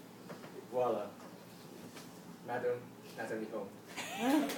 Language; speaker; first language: French; non-native, learner; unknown